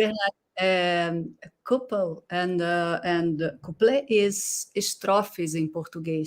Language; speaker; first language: English; non-native, fluent; Portuguese